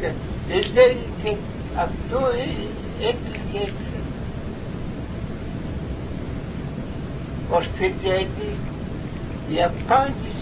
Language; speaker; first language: Greek; non-native, learner; Russian